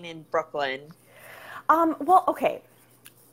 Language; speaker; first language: English; native; English